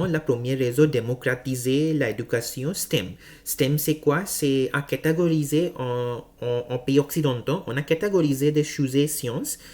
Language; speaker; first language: French; non-native, learner; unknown